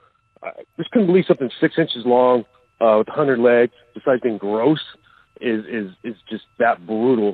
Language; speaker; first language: English; native; English